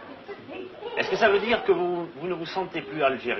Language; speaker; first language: French; native; French